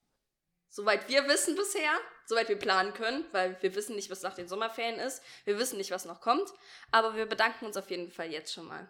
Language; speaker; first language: German; native; German